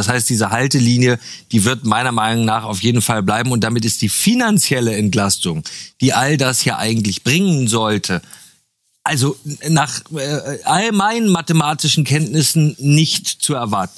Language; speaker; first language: German; native; German